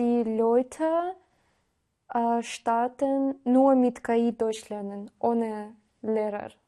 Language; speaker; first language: German; non-native, learner; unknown